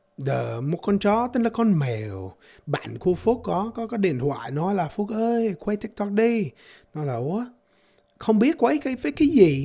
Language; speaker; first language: Vietnamese; non-native, learner; English